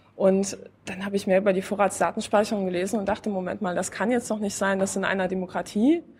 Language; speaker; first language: German; non-native, fluent; Polish